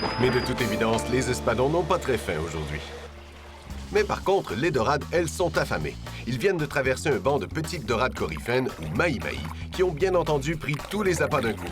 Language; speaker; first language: French; native; French